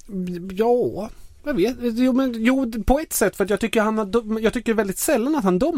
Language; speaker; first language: Swedish; native; Swedish